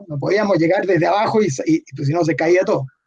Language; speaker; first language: Spanish; native; Spanish